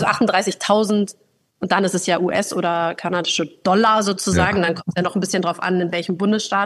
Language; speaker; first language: German; native; German